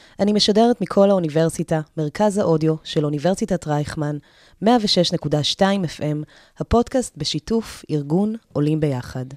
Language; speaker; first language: Hebrew; early bilingual, other home language; Amharic